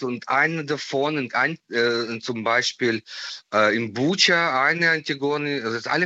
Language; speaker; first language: German; non-native, fluent; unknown